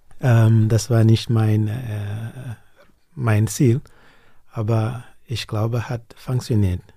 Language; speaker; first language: German; non-native, learner; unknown